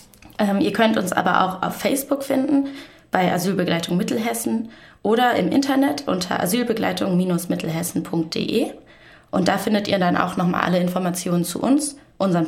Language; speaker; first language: German; native; German